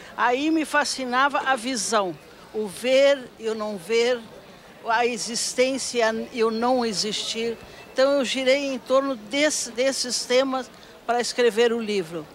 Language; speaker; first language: Portuguese; native; Portuguese